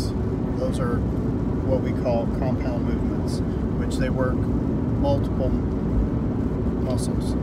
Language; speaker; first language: English; native; English